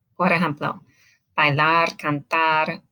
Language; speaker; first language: Spanish; non-native, learner; English